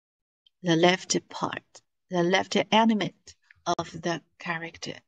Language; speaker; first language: English; non-native, fluent; Chinese